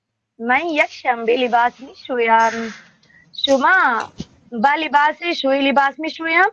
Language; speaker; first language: Persian; non-native, learner; Urdu